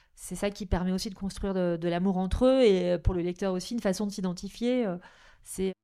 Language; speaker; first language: French; native; French